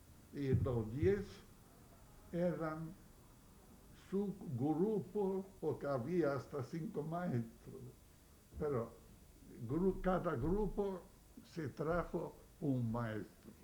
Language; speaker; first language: Spanish; non-native, fluent; Yiddish